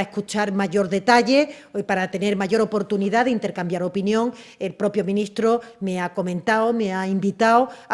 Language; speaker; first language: Spanish; native; Spanish